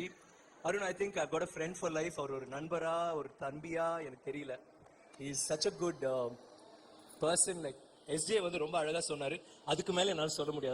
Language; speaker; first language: Tamil; native; Tamil